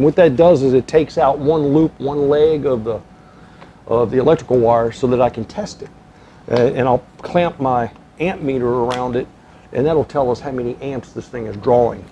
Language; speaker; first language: English; native; English